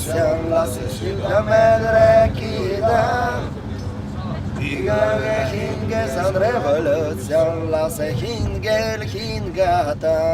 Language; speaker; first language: Estonian; non-native, learner; Ukrainian